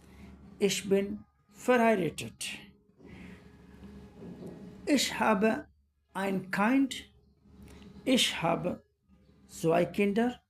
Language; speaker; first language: German; non-native, learner; Bangla